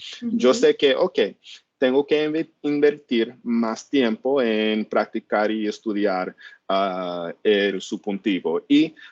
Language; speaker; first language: Spanish; non-native, learner; English